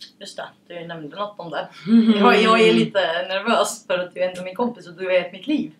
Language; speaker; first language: Swedish; early bilingual, other home language; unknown